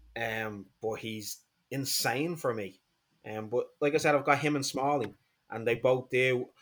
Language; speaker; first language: English; native; English